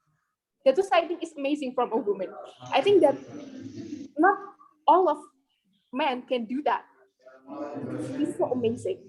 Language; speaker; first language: English; non-native, fluent; Indonesian